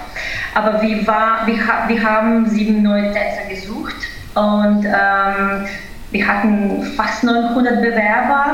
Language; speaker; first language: German; non-native, fluent; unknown